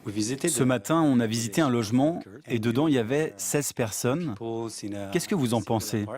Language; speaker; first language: French; native; French